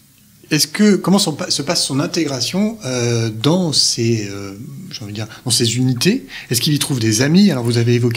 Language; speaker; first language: French; native; French